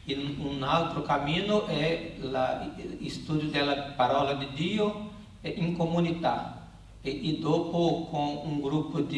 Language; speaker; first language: Italian; non-native, learner; Portuguese